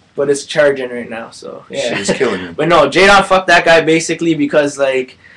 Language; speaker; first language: English; native; English